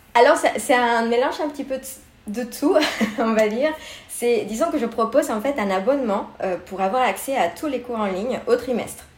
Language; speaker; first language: French; non-native, fluent; Spanish